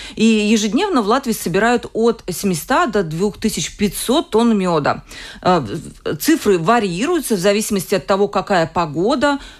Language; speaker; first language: Russian; native; Russian